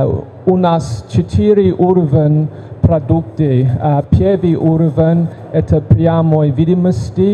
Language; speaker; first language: Russian; non-native, learner; English